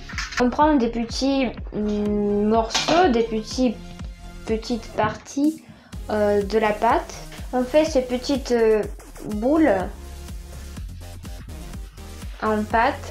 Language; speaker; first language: French; non-native, fluent; Russian